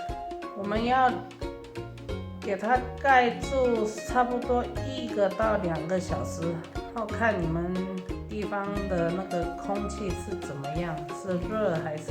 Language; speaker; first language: Chinese; early bilingual, heritage; Chinese